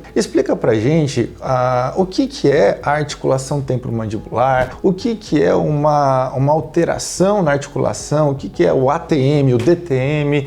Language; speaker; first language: Portuguese; native; Portuguese